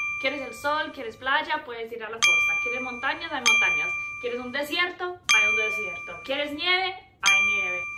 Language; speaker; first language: Spanish; non-native, fluent; English